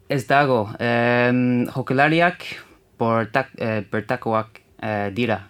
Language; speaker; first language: Basque; non-native, learner; English